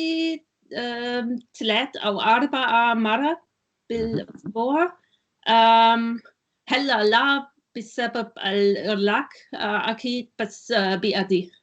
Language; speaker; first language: Arabic; non-native, learner; German